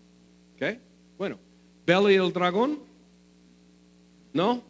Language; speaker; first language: Spanish; non-native, fluent; English